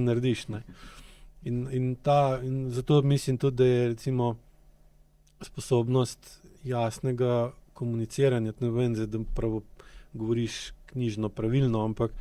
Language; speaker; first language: Slovenian; native; Slovenian